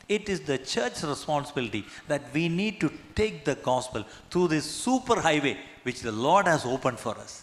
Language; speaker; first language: English; non-native, local second language; Malayalam